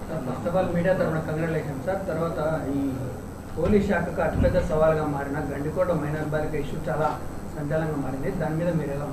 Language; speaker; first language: Telugu; native; Telugu